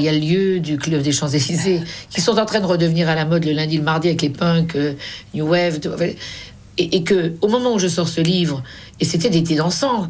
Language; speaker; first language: French; native; French